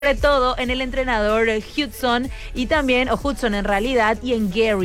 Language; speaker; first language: Spanish; native; Spanish